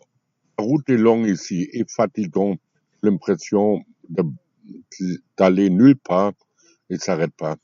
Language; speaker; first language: French; non-native, fluent; German